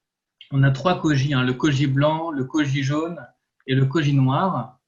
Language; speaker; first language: French; native; French